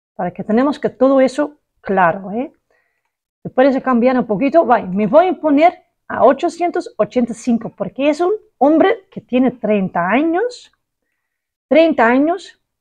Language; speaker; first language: Spanish; non-native, learner; Dutch